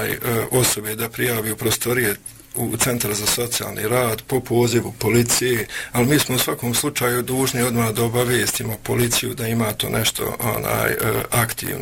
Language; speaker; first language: Bosnian; native; Bosnian